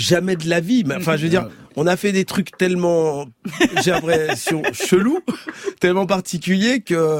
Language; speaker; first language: French; native; French